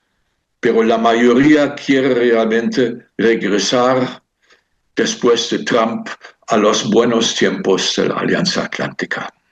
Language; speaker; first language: Spanish; non-native, fluent; German